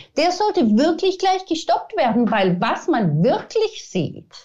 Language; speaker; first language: German; non-native, fluent; Italian